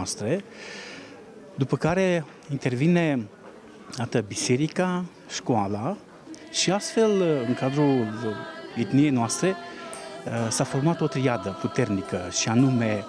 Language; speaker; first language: Romanian; non-native, local second language; Russian